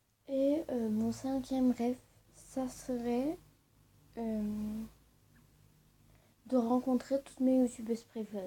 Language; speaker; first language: French; early bilingual, other home language; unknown